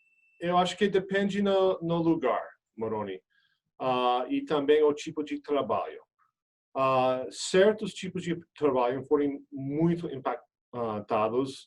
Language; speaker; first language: Portuguese; non-native, fluent; English